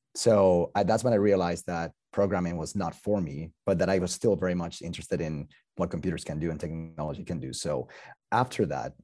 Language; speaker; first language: English; non-native, fluent; Spanish